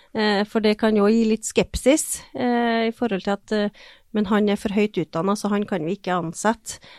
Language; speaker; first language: Norwegian; native; Norwegian